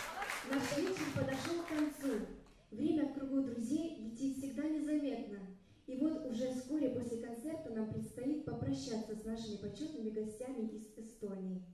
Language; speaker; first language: Russian; native; Russian